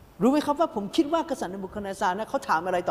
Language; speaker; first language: Thai; native; Thai